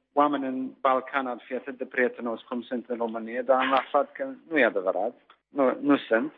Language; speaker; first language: Romanian; non-native, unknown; English